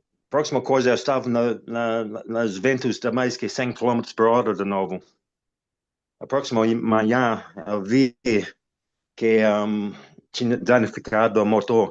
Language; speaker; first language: Portuguese; non-native, fluent; English